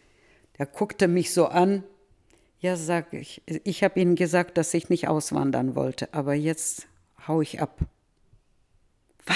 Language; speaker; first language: German; early bilingual, heritage; Russian